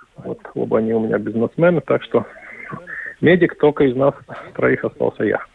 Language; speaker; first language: Russian; non-native, local second language; Latvian